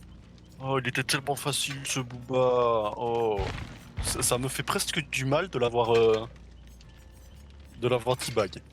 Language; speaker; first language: French; native; French